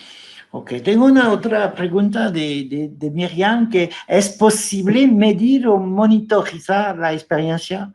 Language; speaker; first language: Spanish; non-native, fluent; French